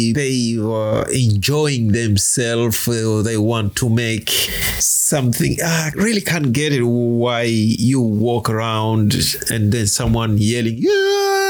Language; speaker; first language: English; non-native, local second language; Swahili